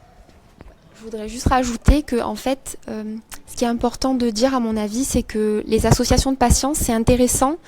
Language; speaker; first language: French; native; French